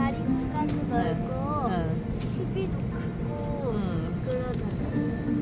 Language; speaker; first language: Korean; native; Korean